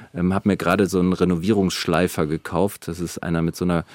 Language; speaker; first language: German; native; German